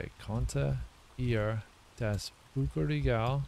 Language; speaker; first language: German; non-native, learner; English